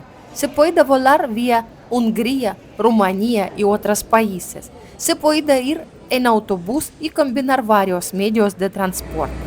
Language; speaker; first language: Spanish; non-native, learner; Ukrainian